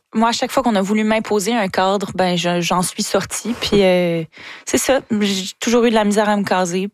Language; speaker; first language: French; native; French